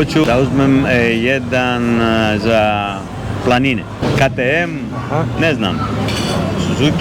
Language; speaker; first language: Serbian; non-native, learner; Greek